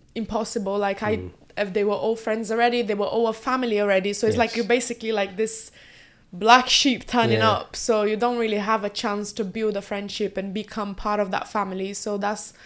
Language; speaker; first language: English; early bilingual, other home language; Portuguese